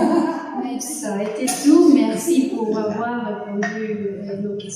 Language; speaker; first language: French; non-native, learner; Spanish